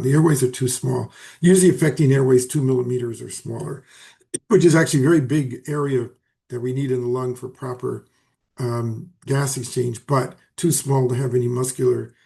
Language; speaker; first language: English; native; English